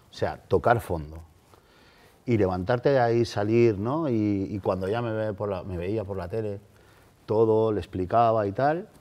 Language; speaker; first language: Spanish; native; Spanish